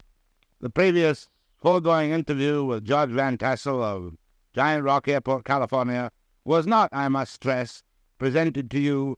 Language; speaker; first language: English; native; English